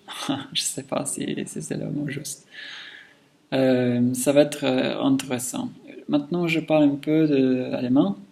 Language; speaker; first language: French; non-native, learner; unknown